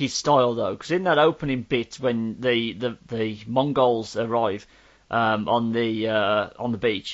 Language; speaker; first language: English; native; English